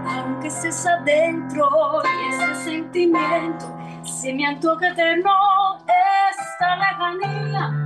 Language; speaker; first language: Spanish; native; Spanish